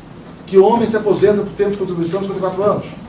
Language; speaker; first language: Portuguese; native; Portuguese